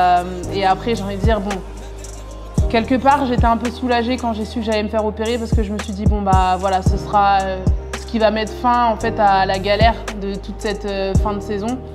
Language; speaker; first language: French; native; French